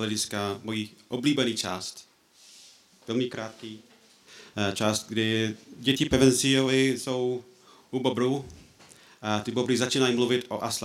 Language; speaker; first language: Czech; non-native, fluent; English